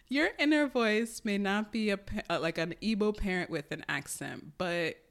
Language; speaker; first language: English; early bilingual, other home language; Yoruba